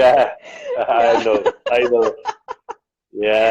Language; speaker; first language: English; non-native, learner; Portuguese